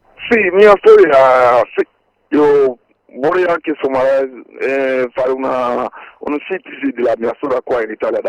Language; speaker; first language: Italian; non-native, fluent; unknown